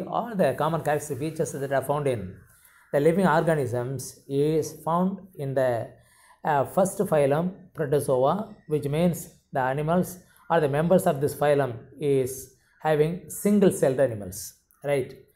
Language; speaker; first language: English; non-native, local second language; Tamil